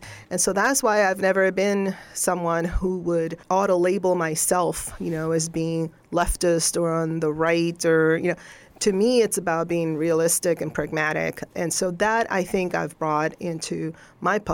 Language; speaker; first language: English; non-native, fluent; Spanish